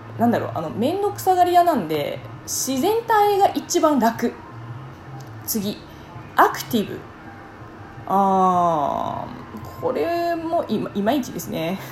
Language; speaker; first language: Japanese; non-native, fluent; Chinese